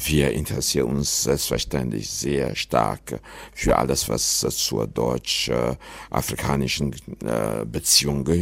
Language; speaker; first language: German; non-native, fluent; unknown